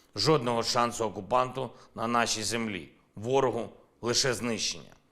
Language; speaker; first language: Ukrainian; non-native, local second language; Russian